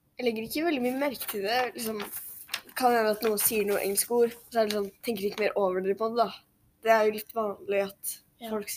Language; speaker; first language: Norwegian; native; Norwegian